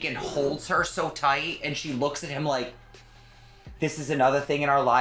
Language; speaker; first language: English; native; English